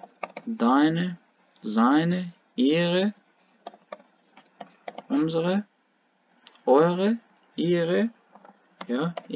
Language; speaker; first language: German; non-native, learner; Baluchi